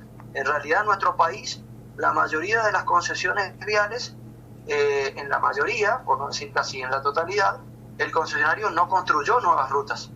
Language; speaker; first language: Spanish; native; Spanish